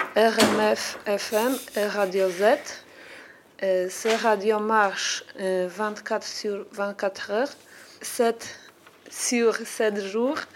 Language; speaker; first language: French; non-native, learner; Polish